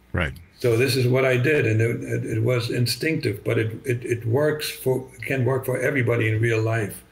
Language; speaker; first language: English; non-native, fluent; German